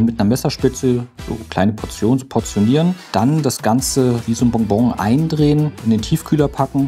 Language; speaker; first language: German; native; German